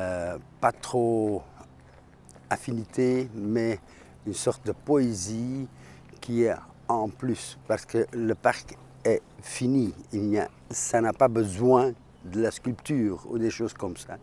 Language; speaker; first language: French; non-native, fluent; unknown